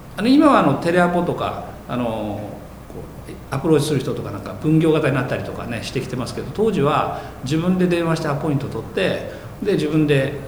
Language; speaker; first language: Japanese; native; Japanese